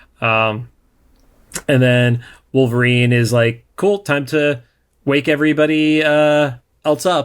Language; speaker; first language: English; native; English